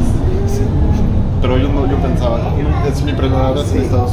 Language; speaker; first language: Spanish; non-native, fluent; French